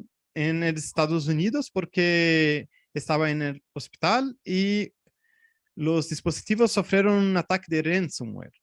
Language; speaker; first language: Spanish; non-native, fluent; Portuguese